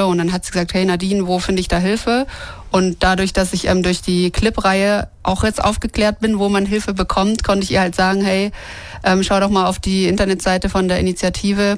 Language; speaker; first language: German; native; German